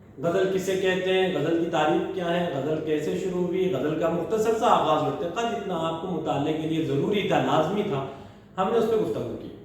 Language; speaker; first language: Urdu; native; Urdu